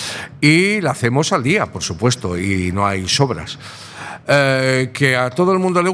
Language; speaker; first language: Spanish; native; Spanish